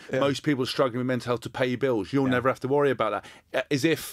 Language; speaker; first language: English; native; English